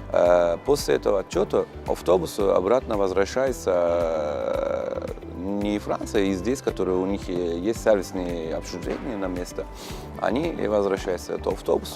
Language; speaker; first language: Russian; non-native, learner; Turkish